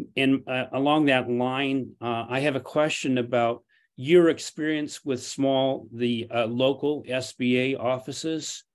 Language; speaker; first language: English; non-native, fluent; Portuguese